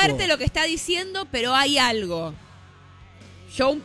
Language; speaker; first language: Spanish; native; Spanish